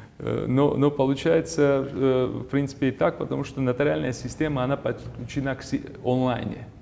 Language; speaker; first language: Russian; non-native, local second language; Georgian